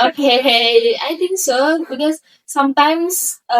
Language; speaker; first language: English; non-native, learner; Indonesian